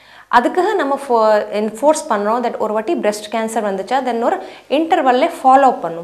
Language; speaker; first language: Tamil; non-native, fluent; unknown